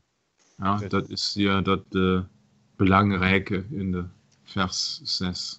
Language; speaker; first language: Dutch; non-native, learner; German